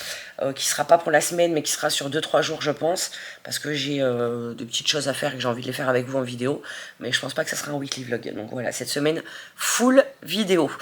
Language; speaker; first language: French; native; French